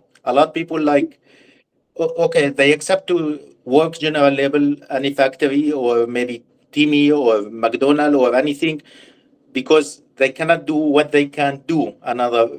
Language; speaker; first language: English; non-native, learner; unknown